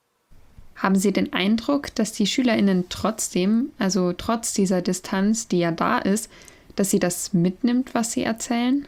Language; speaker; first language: German; native; German